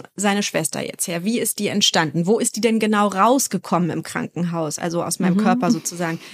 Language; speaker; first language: German; native; German